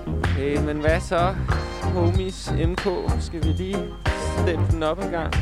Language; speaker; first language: Danish; native; Danish